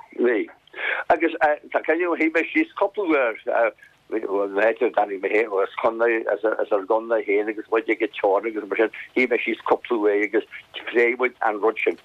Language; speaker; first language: Irish; native; Irish